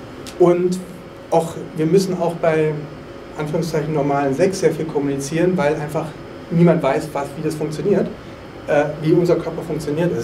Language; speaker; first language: German; native; German